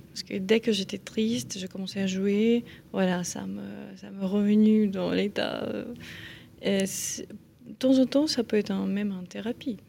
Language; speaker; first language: French; non-native, fluent; Ukrainian